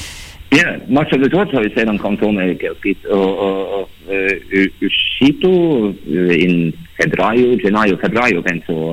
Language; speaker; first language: Italian; non-native, learner; Norwegian